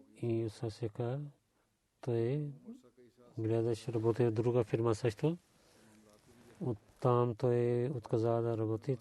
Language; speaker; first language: Bulgarian; non-native, learner; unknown